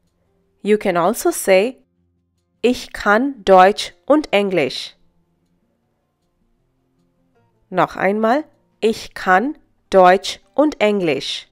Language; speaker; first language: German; non-native, fluent; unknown